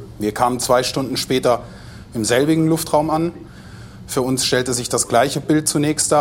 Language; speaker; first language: German; native; German